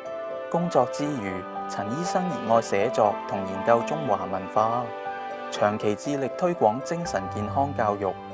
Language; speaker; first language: Cantonese; native; Cantonese